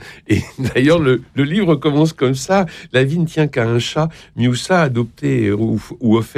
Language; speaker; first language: French; native; French